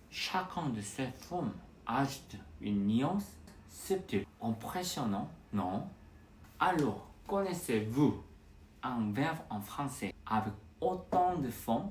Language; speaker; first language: French; non-native, fluent; Korean